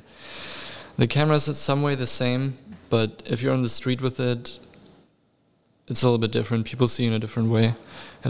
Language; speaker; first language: English; non-native, fluent; German